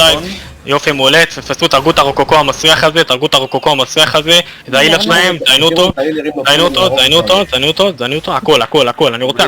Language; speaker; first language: Hebrew; native; Hebrew